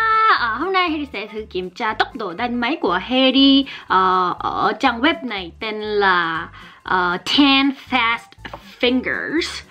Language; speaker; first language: Vietnamese; non-native, fluent; Korean